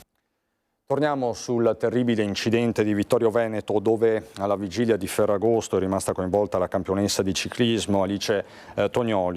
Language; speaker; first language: Italian; native; Italian